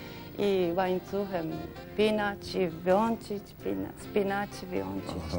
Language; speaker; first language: Polish; non-native, learner; Japanese